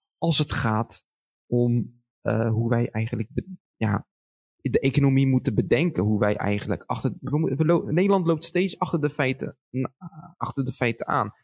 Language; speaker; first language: Dutch; early bilingual, other home language; Arabic